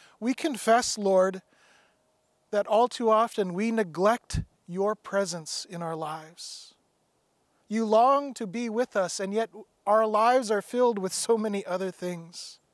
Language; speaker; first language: English; native; English